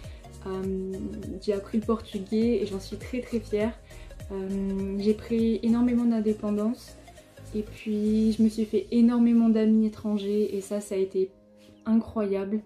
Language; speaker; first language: French; native; French